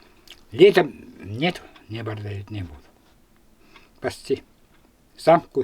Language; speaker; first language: Russian; non-native, local second language; Yakut